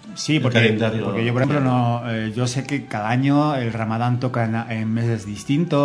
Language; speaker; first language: Spanish; native; Spanish